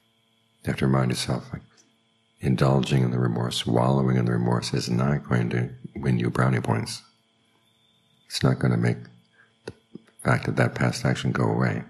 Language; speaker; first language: English; native; English